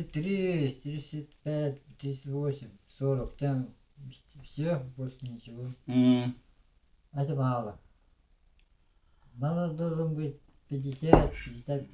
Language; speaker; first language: Russian; non-native, local second language; Yakut